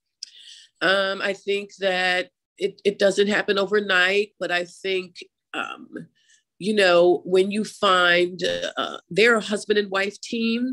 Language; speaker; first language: English; native; English